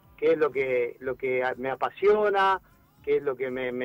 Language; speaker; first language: Spanish; native; Spanish